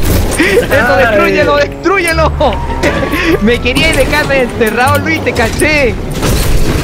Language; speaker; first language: Spanish; native; Spanish